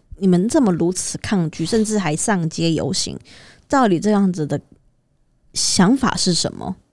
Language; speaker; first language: Chinese; native; Chinese